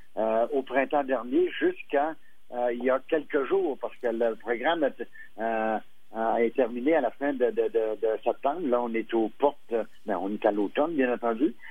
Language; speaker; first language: French; native; French